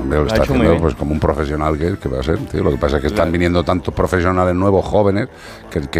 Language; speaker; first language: Spanish; native; Spanish